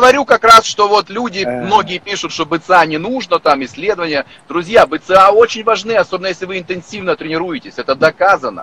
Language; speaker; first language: Russian; native; Russian